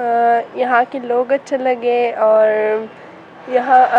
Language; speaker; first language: Hindi; non-native, learner; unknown